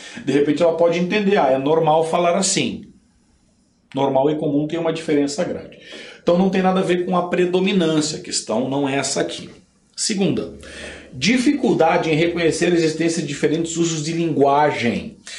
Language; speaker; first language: Portuguese; native; Portuguese